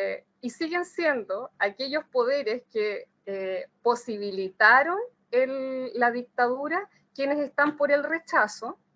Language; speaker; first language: Spanish; native; Spanish